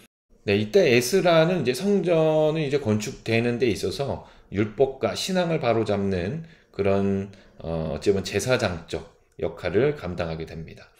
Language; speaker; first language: Korean; native; Korean